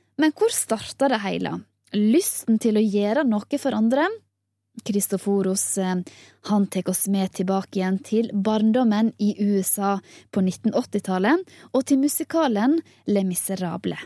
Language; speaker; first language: Norwegian; native; Norwegian